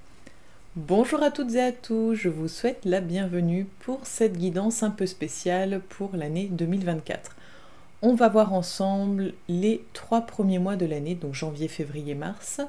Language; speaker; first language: French; native; French